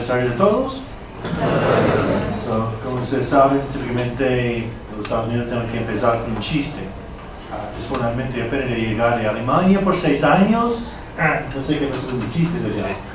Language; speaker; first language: Spanish; non-native, fluent; English